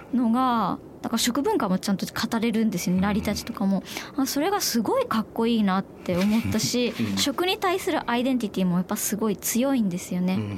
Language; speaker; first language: Japanese; native; Japanese